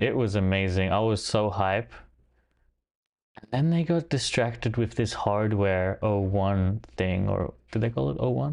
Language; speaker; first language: English; native; English